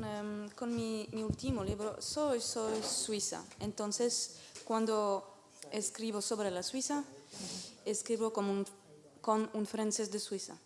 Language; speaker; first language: Spanish; non-native, learner; French